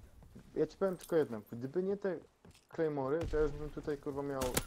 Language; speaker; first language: Polish; native; Polish